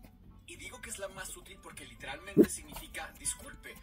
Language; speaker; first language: Spanish; native; Spanish